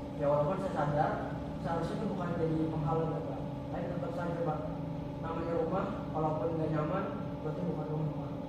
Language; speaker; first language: Indonesian; native; Indonesian